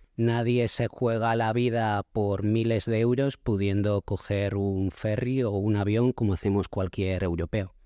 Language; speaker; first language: Spanish; native; Spanish